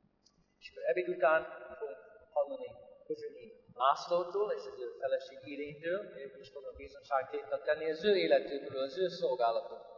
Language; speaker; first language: Hungarian; non-native, fluent; English